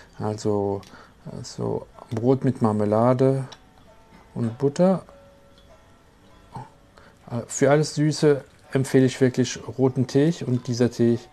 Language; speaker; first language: German; non-native, local second language; French